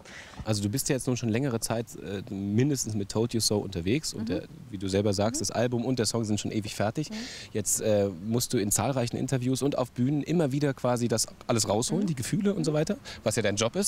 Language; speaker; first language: German; native; German